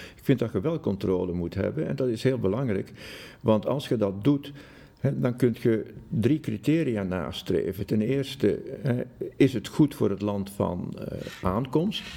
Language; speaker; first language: Dutch; native; Dutch